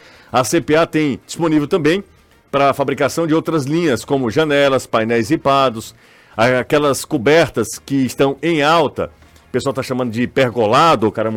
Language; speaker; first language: Portuguese; native; Portuguese